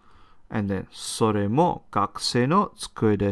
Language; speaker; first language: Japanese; non-native, fluent; English